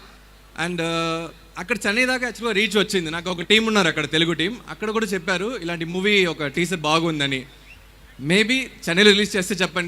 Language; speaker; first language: Telugu; non-native, learner; Tamil